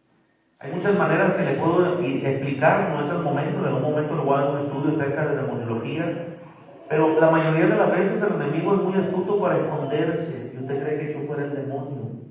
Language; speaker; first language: Spanish; native; Spanish